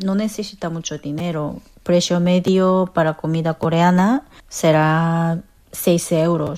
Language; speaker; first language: Spanish; non-native, fluent; Korean